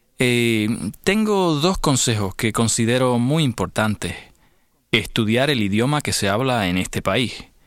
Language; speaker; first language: Spanish; native; Spanish